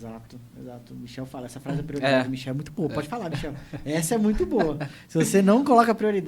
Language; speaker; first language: Portuguese; native; Portuguese